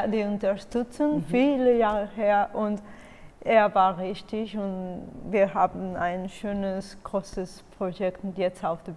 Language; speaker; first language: German; non-native, learner; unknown